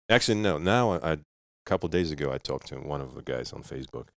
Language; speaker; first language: English; non-native, fluent; Russian